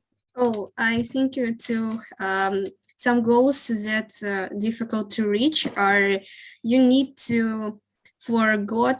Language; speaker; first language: English; non-native, learner; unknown